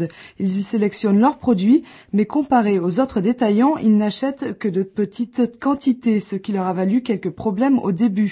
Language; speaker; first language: French; native; French